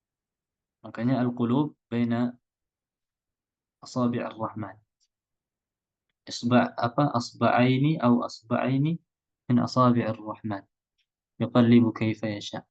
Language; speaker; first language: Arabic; non-native, fluent; Indonesian